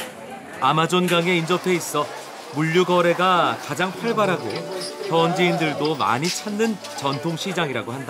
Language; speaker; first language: Korean; native; Korean